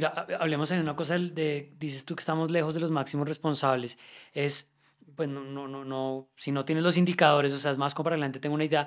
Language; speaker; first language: Spanish; native; Spanish